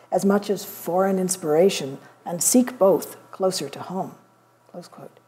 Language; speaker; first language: English; native; English